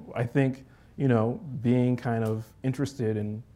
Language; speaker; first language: English; early bilingual, other home language; Haitian Creole